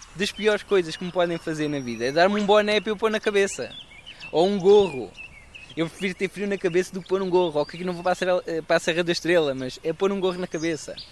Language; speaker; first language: Portuguese; native; Portuguese